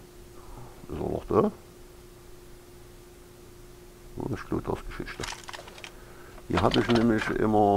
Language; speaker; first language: German; native; German